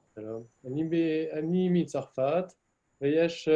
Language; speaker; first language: Hebrew; non-native, learner; French